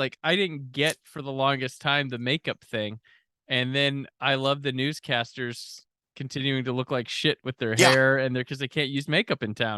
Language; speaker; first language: English; native; English